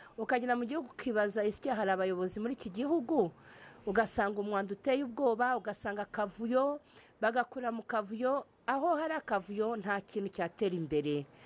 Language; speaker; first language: Kinyarwanda; early bilingual, heritage; Kinyarwanda